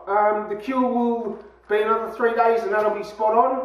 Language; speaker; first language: English; native; English